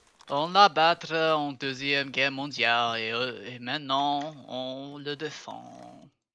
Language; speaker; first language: French; non-native, learner; English